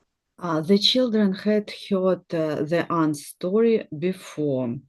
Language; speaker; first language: English; non-native, learner; Russian